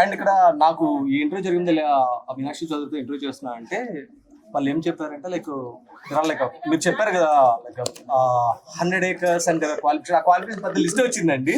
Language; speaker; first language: Telugu; native; Telugu